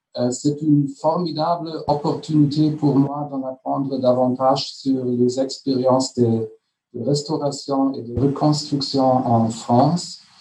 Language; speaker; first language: French; non-native, fluent; German